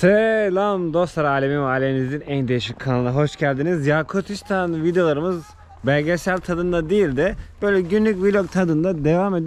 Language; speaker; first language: Turkish; native; Turkish